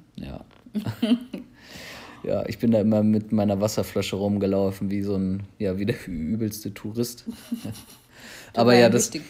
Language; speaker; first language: German; native; German